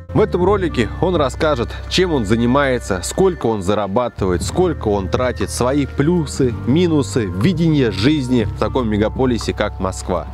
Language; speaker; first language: Russian; native; Russian